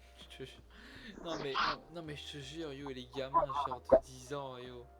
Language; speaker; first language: French; native; French